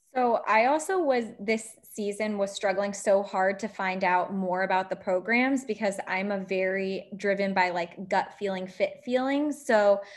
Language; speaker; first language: English; native; English